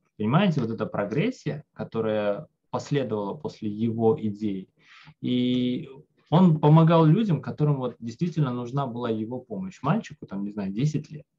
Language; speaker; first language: Russian; native; Russian